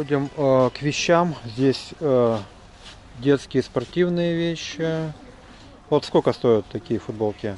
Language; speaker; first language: Russian; native; Russian